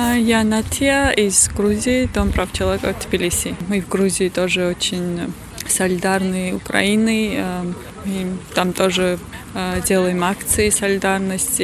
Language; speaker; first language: Russian; non-native, fluent; Georgian